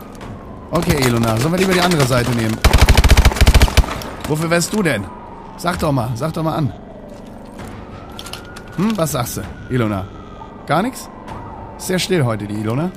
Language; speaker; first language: German; native; German